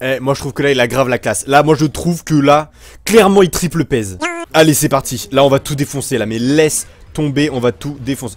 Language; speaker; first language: French; native; French